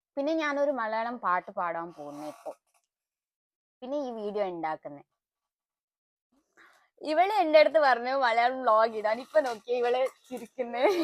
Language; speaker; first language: Malayalam; non-native, learner; Tulu